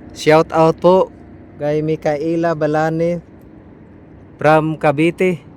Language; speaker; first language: Filipino; non-native, local second language; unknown